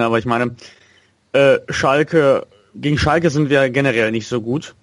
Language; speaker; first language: German; native; German